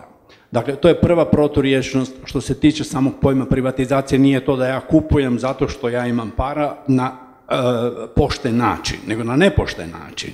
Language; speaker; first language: Croatian; native; Croatian